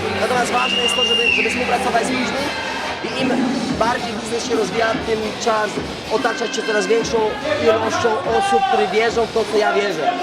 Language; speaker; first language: Polish; native; Polish